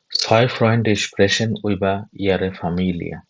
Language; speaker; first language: German; non-native, learner; Bangla